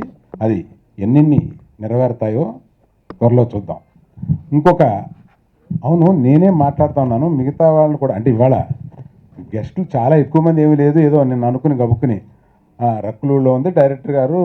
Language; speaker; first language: Telugu; native; Telugu